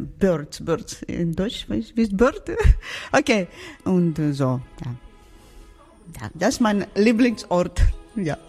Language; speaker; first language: German; non-native, learner; Ukrainian